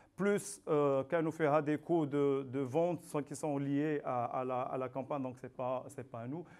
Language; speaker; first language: French; non-native, local second language; Arabic